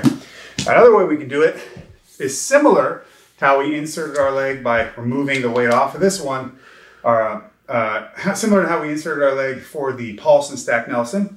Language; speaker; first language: English; native; English